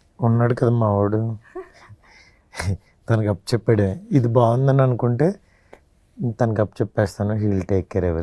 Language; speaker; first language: Telugu; native; Telugu